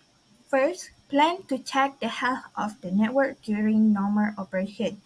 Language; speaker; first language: English; non-native, local second language; Malay